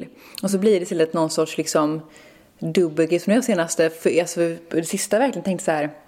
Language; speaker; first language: Swedish; native; Swedish